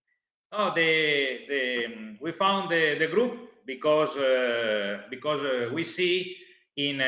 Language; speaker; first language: English; non-native, learner; Italian